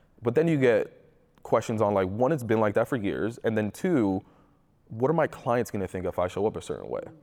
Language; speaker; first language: English; early bilingual, other home language; Spanish